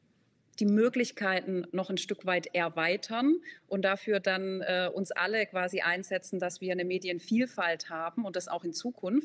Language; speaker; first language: German; native; German